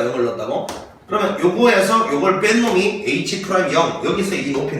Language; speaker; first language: Korean; native; Korean